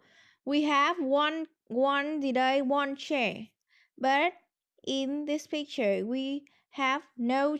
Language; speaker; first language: English; non-native, learner; Vietnamese